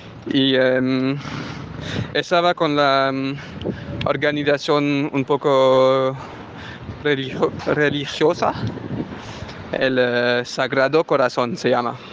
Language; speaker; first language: Spanish; non-native, learner; French